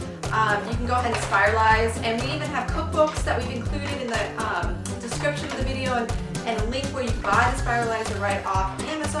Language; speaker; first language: English; native; English